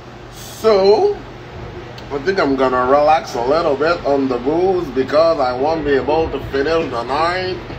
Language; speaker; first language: English; non-native, fluent; French